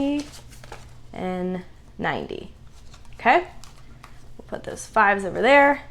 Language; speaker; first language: English; native; English